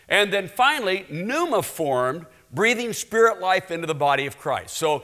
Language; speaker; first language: English; native; English